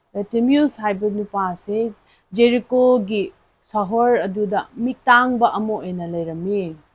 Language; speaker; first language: Manipuri; non-native, local second language; Rongmei Naga